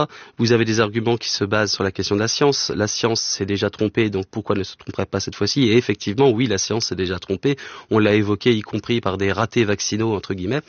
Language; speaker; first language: French; native; French